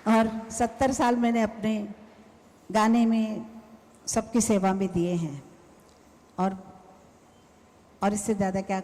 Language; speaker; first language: Hindi; non-native, local second language; Marathi